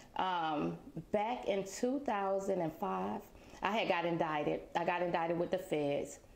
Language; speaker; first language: English; native; English